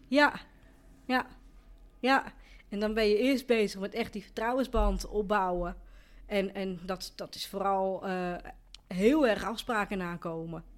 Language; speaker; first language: Dutch; native; Dutch